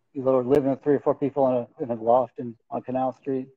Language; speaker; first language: English; native; English